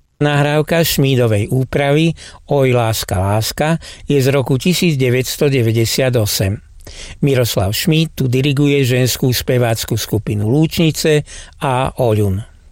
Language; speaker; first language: Slovak; native; Slovak